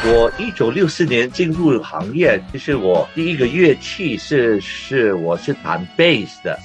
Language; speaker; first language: Chinese; non-native, local second language; Cantonese